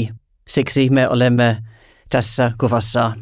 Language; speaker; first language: Finnish; non-native, learner; English